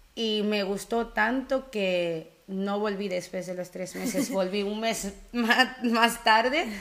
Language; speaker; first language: Spanish; early bilingual, other home language; Dutch